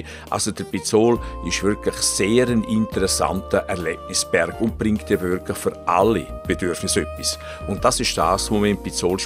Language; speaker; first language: German; native; German